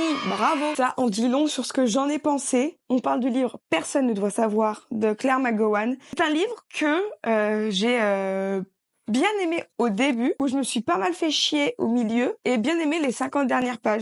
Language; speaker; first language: French; native; French